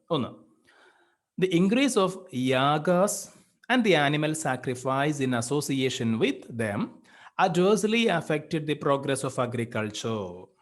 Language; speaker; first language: English; non-native, local second language; Malayalam